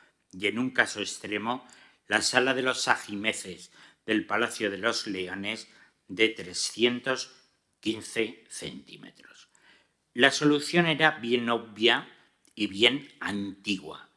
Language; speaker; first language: Spanish; native; Spanish